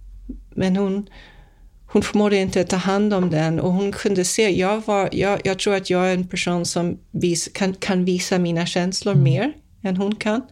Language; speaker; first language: Swedish; non-native, fluent; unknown